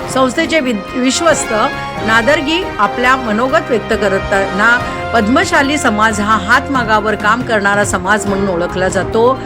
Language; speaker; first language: Marathi; native; Marathi